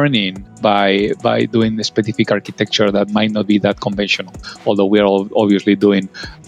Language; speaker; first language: English; non-native, fluent; Spanish